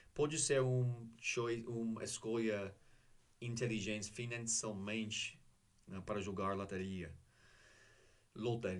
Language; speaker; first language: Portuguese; non-native, learner; English